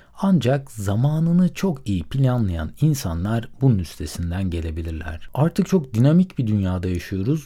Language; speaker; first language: Turkish; native; Turkish